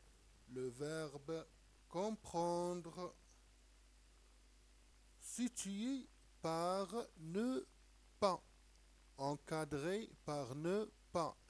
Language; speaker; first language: French; non-native, local second language; Arabic